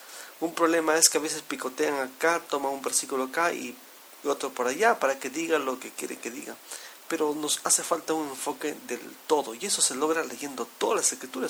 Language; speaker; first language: Spanish; native; Spanish